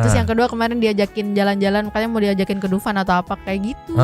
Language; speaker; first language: Indonesian; native; Indonesian